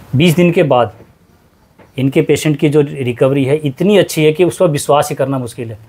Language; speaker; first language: Hindi; native; Hindi